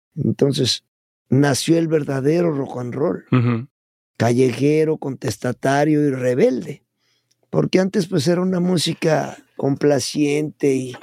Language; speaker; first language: Spanish; native; Spanish